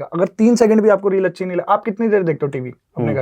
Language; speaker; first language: Hindi; native; Hindi